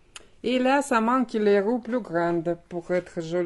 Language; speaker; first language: French; non-native, learner; Russian